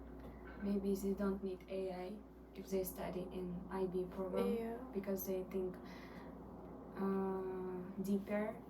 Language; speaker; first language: English; non-native, learner; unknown